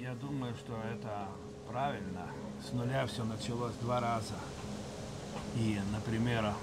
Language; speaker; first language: Russian; non-native, local second language; Lithuanian